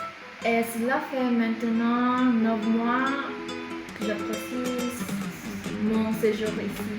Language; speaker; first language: French; non-native, fluent; Korean